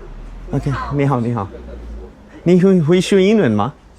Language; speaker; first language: Chinese; non-native, learner; Bangla